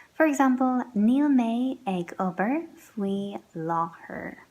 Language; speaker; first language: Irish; non-native, local second language; English